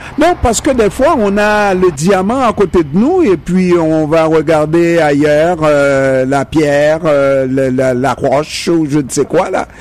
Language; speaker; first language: French; non-native, local second language; Haitian Creole